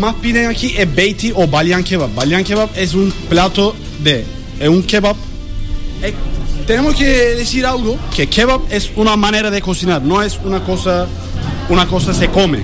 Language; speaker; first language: Spanish; non-native, learner; Turkish